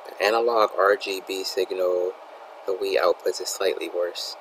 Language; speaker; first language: English; native; English